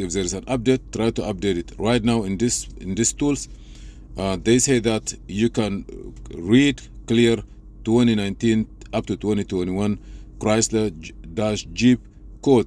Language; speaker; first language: English; non-native, fluent; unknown